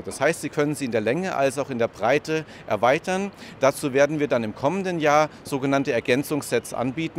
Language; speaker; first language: German; native; German